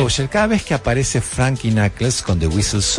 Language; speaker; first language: Spanish; native; Spanish